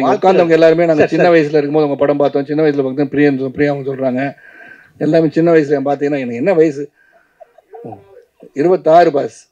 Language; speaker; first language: Tamil; native; Tamil